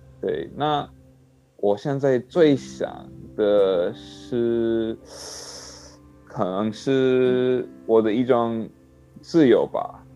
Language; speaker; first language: Chinese; non-native, learner; English